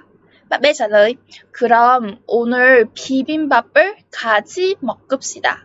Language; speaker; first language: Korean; non-native, fluent; Vietnamese